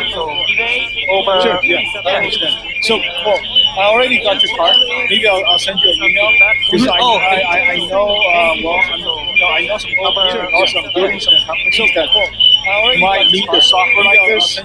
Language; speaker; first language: English; non-native, learner; Japanese